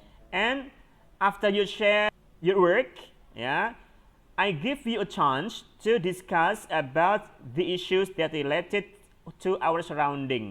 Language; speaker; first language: English; non-native, fluent; Indonesian